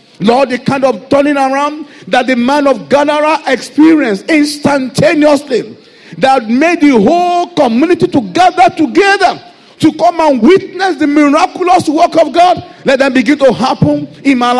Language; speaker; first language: English; non-native, local second language; Yoruba